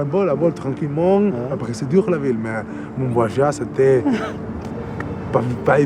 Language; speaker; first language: French; non-native, learner; Spanish